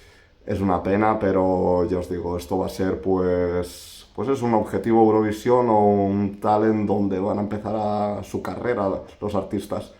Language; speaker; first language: Spanish; native; Spanish